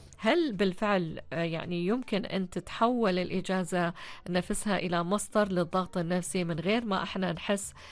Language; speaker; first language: Arabic; native; Arabic